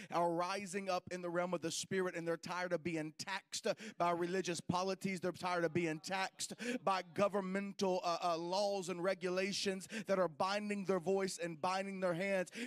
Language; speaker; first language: English; native; English